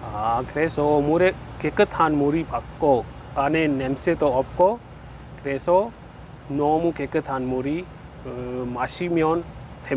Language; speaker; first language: Korean; non-native, learner; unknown